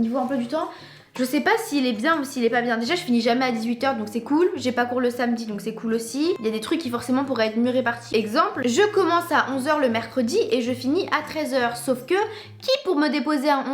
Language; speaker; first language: French; native; French